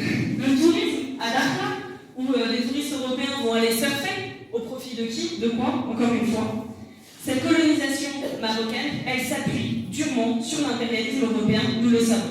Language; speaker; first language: French; native; French